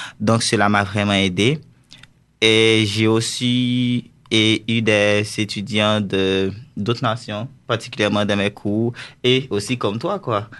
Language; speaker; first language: French; non-native, local second language; Haitian Creole